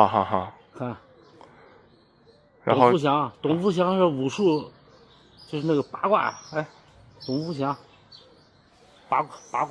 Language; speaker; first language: Chinese; native; Chinese